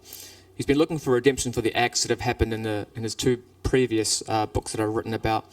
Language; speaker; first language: English; native; English